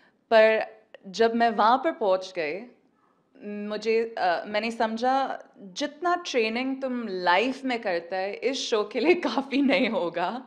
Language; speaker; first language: Hindi; early bilingual, heritage; Hindi